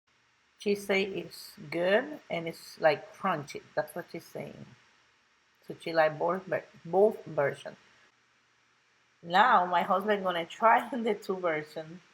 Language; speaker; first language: English; non-native, local second language; Spanish